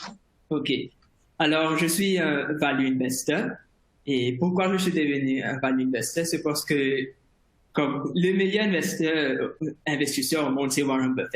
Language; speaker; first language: French; non-native, fluent; Morisyen